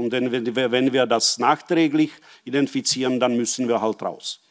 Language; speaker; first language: German; non-native, fluent; Czech